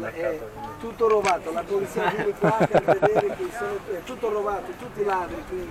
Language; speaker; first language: Italian; non-native, learner; Portuguese